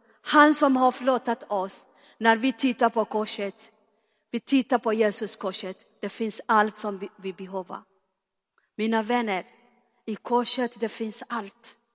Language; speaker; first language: Swedish; non-native, fluent; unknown